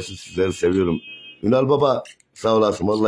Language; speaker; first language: Turkish; native; Turkish